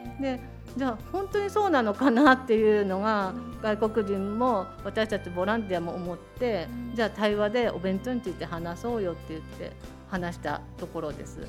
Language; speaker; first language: Japanese; native; Japanese